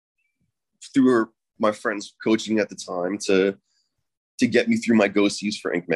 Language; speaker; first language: English; native; English